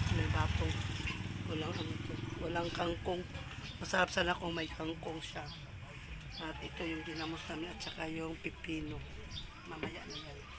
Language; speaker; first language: Filipino; non-native, local second language; Cebuano